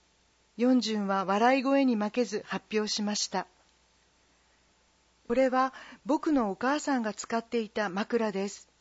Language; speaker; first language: Japanese; non-native, fluent; Korean